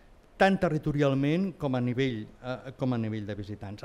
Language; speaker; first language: Catalan; native; Catalan